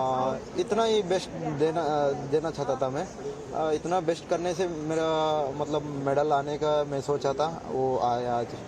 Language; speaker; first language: Hindi; non-native, local second language; Marathi